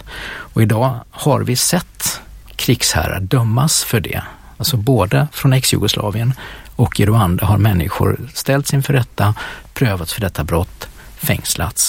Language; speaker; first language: Swedish; native; Swedish